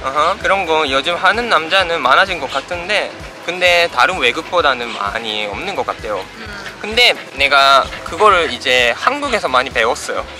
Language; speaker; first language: Korean; non-native, fluent; Japanese